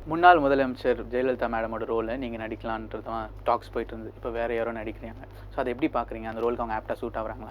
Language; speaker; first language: Tamil; native; Tamil